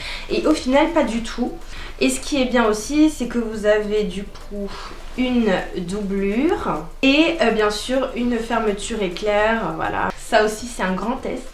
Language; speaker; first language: French; native; French